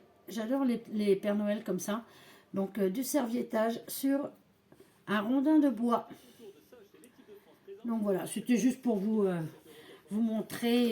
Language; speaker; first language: French; native; French